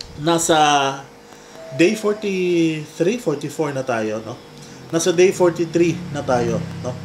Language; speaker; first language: Filipino; non-native, local second language; Cebuano